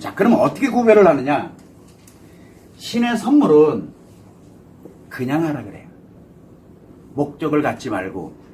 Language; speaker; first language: Korean; native; Korean